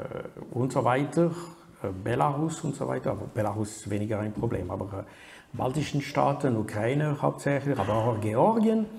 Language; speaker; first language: German; non-native, fluent; French